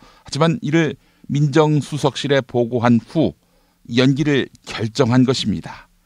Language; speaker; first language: Korean; native; Korean